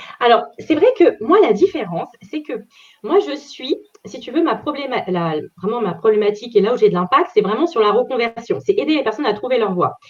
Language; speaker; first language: French; native; French